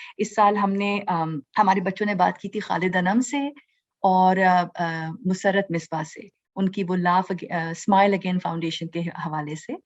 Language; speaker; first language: Urdu; native; Urdu